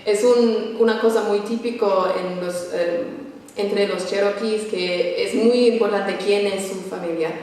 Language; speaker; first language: Spanish; non-native, fluent; English